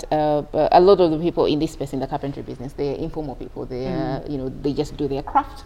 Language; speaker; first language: English; non-native, local second language; Ganda